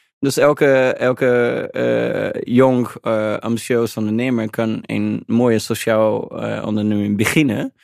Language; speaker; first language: Dutch; non-native, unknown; Portuguese